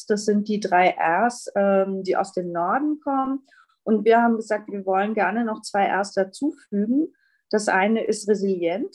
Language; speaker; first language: German; native; German